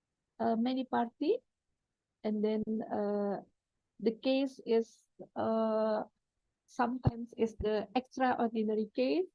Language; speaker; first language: English; non-native, fluent; Indonesian